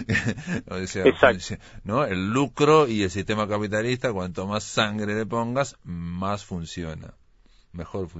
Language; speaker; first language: Spanish; native; Spanish